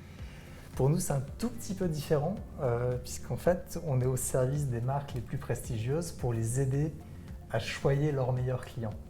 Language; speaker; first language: French; native; French